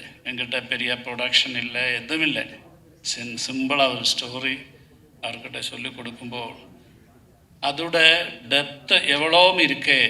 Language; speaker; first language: Tamil; non-native, learner; Malayalam